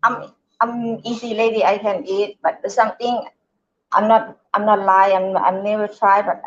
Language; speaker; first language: English; non-native, learner; Thai